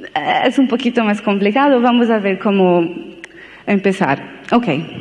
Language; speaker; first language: Spanish; non-native, learner; Portuguese